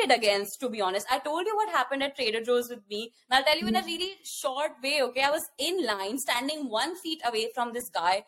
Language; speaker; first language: English; non-native, local second language; Hindi